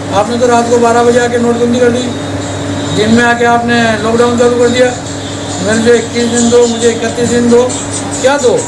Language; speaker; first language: Hindi; native; Hindi